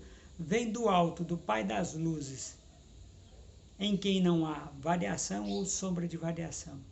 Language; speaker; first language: Portuguese; native; Portuguese